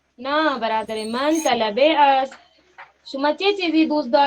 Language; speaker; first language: Persian; non-native, learner; Urdu